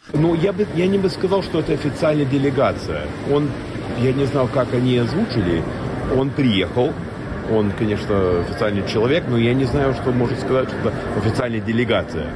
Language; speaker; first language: Russian; non-native, learner; English